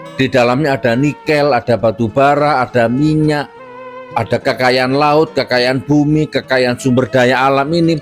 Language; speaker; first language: Indonesian; non-native, local second language; Madurese